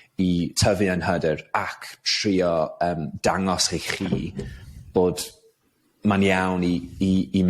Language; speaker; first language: Welsh; non-native, fluent; English